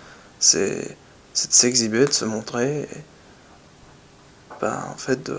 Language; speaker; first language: French; native; French